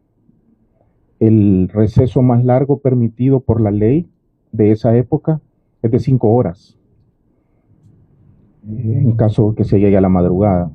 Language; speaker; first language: Spanish; native; Spanish